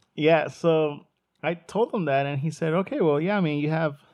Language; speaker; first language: English; early bilingual, other home language; Spanish